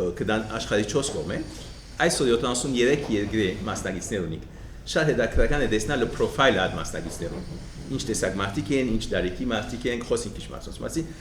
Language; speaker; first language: Armenian; early bilingual, heritage; Armenian